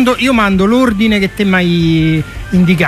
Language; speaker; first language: Italian; native; Italian